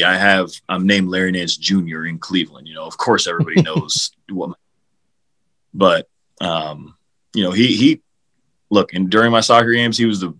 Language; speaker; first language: English; native; English